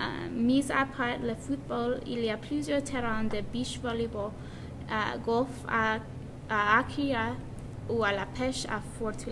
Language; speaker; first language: French; non-native, learner; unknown